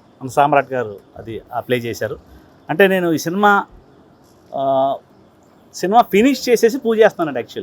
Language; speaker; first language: Telugu; native; Telugu